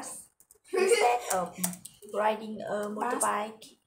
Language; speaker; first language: English; non-native, learner; Vietnamese